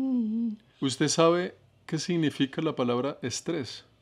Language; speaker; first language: Spanish; native; Spanish